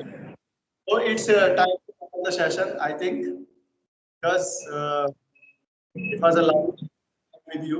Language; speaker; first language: English; non-native, local second language; Hindi